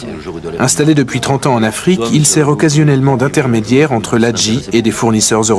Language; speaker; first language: French; native; French